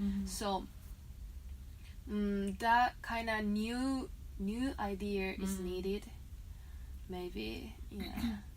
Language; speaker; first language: English; non-native, fluent; Japanese